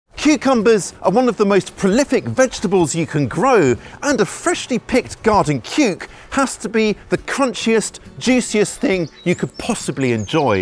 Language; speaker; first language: English; native; English